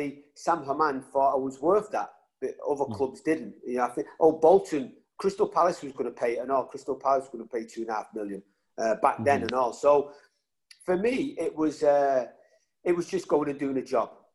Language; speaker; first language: English; native; English